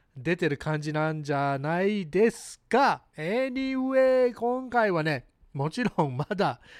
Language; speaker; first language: Japanese; early bilingual, heritage; Japanese